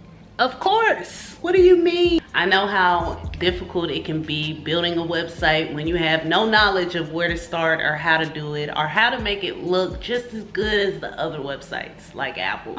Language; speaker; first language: English; native; English